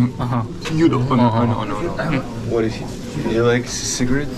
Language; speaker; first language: English; non-native, fluent; Russian